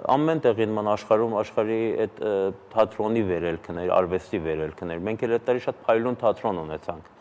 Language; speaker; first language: Armenian; early bilingual, heritage; Armenian